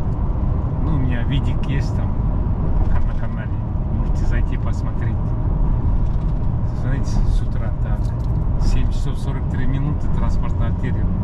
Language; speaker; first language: Russian; non-native, local second language; Kyrgyz